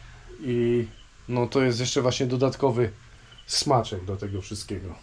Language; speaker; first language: Polish; native; Polish